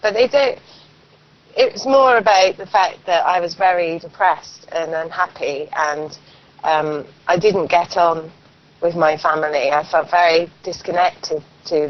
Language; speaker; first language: English; native; English